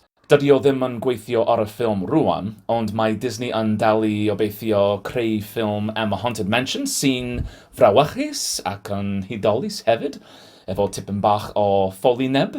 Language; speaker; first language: Welsh; non-native, learner; English